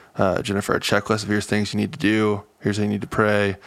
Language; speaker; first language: English; native; English